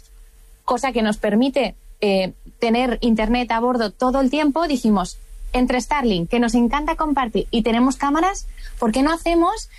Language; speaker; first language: Spanish; native; Spanish